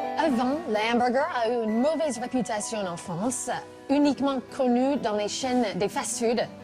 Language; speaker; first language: French; non-native, fluent; English